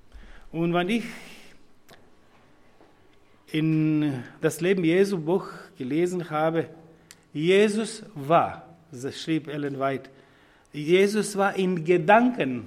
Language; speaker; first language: German; non-native, fluent; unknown